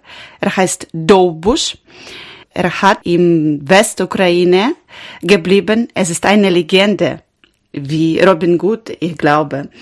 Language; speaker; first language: German; non-native, learner; Ukrainian